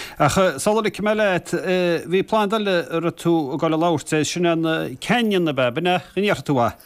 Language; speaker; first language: Irish; native; Irish